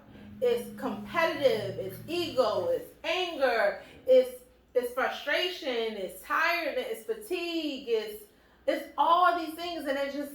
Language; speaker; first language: English; native; English